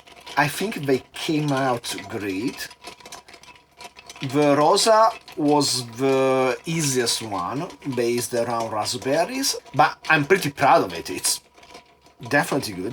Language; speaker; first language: English; non-native, fluent; Italian